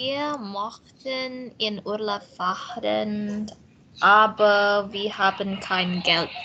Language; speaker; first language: German; non-native, learner; Indonesian